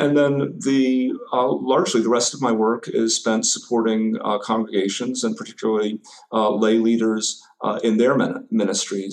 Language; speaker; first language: English; native; English